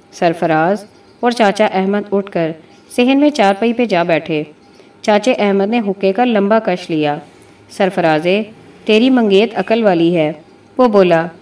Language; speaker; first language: Urdu; native; Urdu